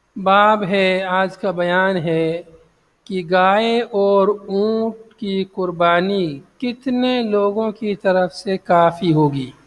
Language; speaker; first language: Urdu; native; Urdu